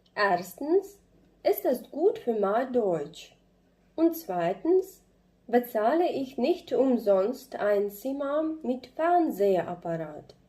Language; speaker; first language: German; non-native, fluent; Ukrainian